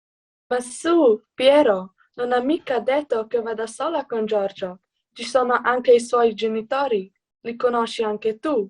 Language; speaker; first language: Italian; non-native, learner; Slovenian